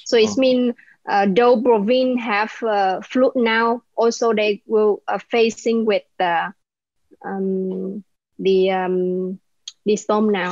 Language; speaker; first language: English; non-native, learner; Vietnamese